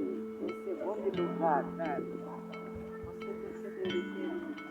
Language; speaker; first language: Portuguese; non-native, local second language; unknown